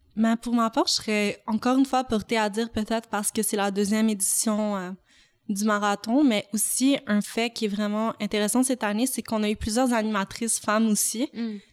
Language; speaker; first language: French; native; French